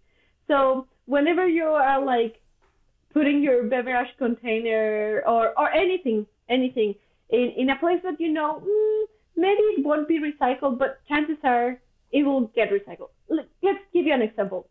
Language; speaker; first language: English; non-native, fluent; Spanish